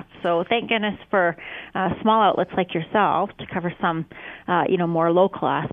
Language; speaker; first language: English; native; English